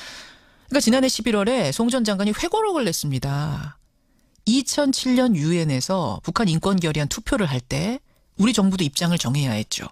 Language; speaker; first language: Korean; native; Korean